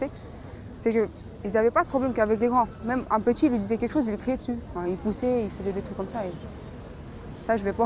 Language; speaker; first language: French; early bilingual, other home language; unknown